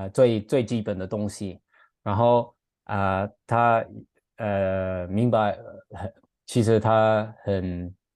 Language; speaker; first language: Chinese; non-native, fluent; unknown